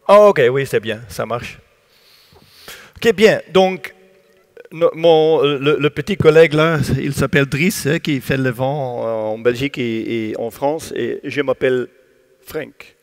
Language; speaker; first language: French; non-native, learner; Dutch